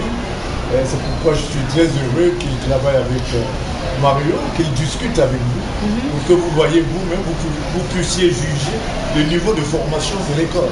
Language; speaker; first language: French; non-native, local second language; Wolof